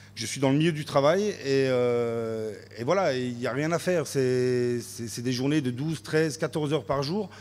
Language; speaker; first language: French; native; French